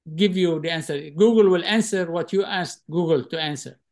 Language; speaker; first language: English; non-native, fluent; Arabic